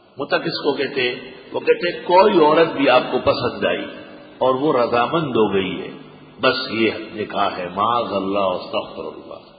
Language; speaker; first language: Urdu; non-native, local second language; Pashto